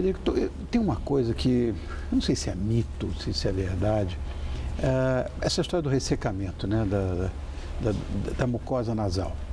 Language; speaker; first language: Portuguese; native; Portuguese